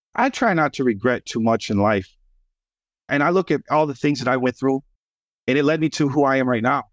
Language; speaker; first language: English; native; English